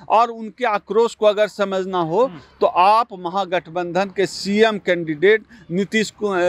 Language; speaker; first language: Hindi; native; Hindi